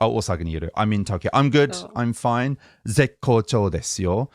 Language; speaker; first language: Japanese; non-native, fluent; English